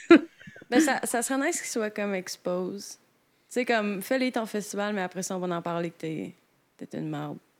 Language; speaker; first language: French; native; French